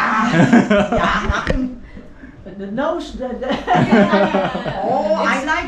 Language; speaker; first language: English; non-native, learner; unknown